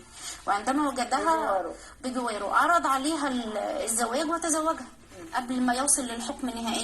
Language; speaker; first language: Arabic; native; Arabic